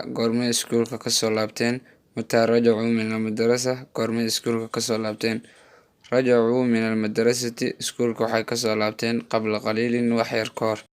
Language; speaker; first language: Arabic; non-native, fluent; Somali